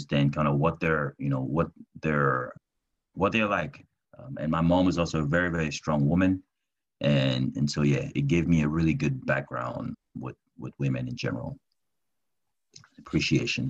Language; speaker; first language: English; non-native, local second language; French